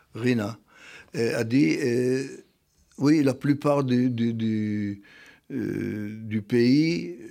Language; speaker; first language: French; non-native, fluent; Hebrew